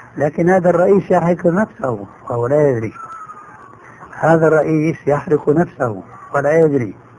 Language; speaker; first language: Arabic; early bilingual, other home language; Albanian